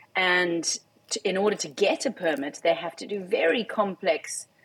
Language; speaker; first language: English; native; English